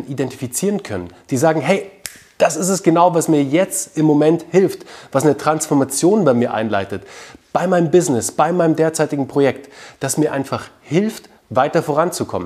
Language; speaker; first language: German; native; German